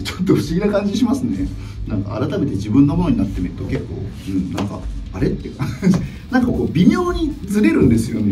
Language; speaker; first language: Japanese; native; Japanese